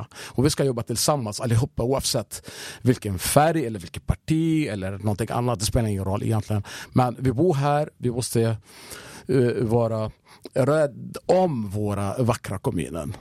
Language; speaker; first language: Swedish; non-native, fluent; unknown